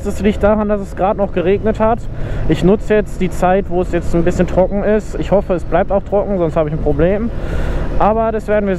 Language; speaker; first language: German; native; German